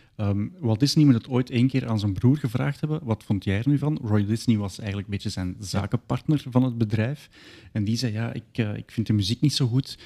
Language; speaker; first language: Dutch; native; Dutch